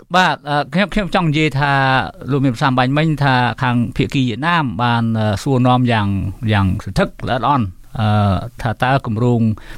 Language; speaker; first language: Khmer; native; Khmer